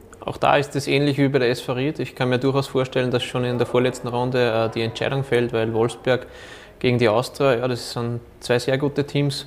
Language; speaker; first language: German; native; German